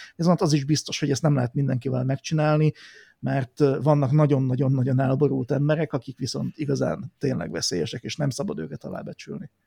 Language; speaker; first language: Hungarian; native; Hungarian